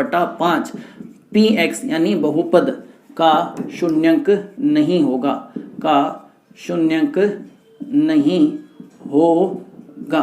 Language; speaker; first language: Hindi; native; Hindi